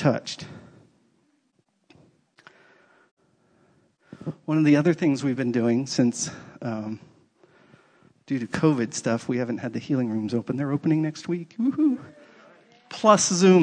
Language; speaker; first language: English; native; English